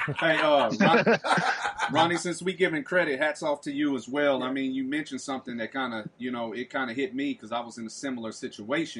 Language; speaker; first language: English; native; English